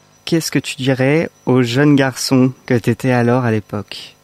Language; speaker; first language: French; native; French